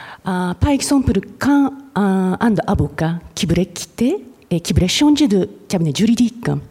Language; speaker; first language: French; non-native, fluent; Japanese